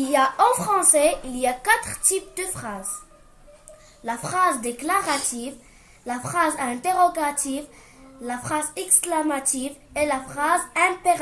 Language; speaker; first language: French; non-native, local second language; Arabic